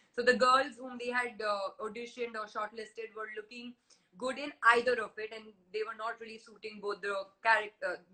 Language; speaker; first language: English; non-native, local second language; Hindi